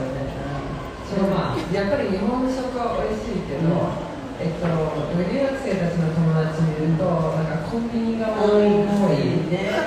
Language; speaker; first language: Japanese; early bilingual, heritage; Japanese